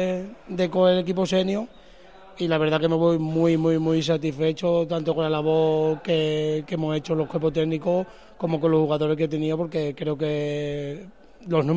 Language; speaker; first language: Spanish; native; Spanish